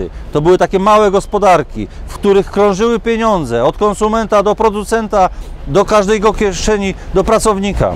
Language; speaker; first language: Polish; native; Polish